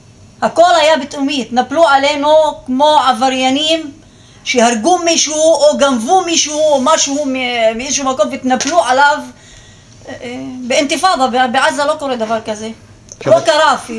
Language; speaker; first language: Hebrew; non-native, local second language; Arabic